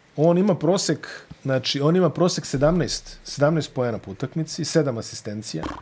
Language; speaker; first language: Bosnian; native; Bosnian